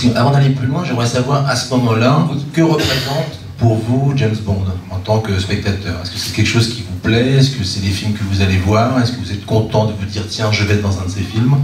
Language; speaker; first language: French; native; French